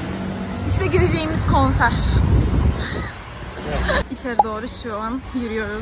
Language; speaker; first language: Turkish; native; Turkish